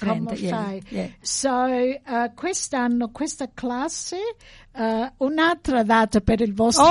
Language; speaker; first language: Italian; early bilingual, heritage; English